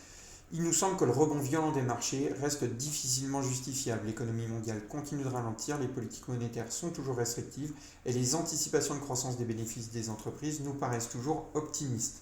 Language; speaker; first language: French; native; French